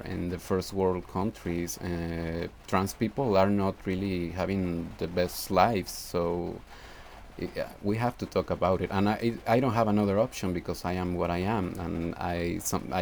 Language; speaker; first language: English; non-native, fluent; Spanish